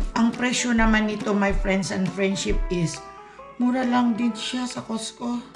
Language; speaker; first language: Filipino; non-native, local second language; Cebuano